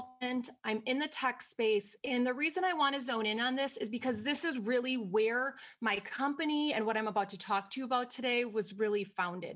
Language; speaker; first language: English; native; English